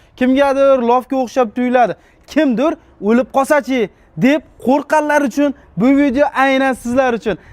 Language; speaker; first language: Uzbek; native; Uzbek